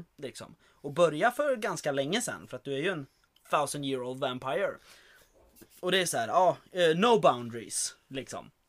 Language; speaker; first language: Swedish; native; Swedish